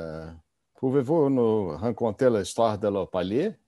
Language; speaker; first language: French; non-native, learner; Portuguese